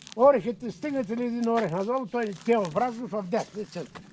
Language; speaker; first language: Bulgarian; native; Bulgarian